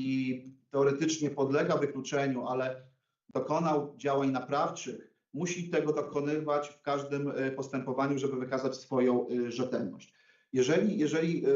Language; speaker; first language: Polish; native; Polish